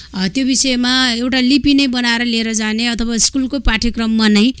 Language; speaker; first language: Nepali; non-native, local second language; Gurung